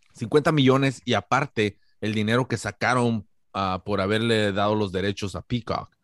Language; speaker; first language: Spanish; native; Spanish